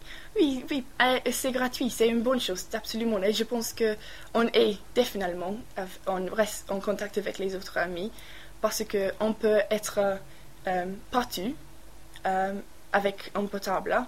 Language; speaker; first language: French; non-native, learner; English